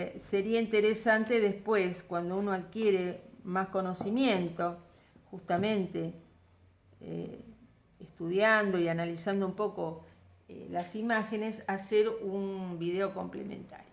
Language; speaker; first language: Spanish; native; Spanish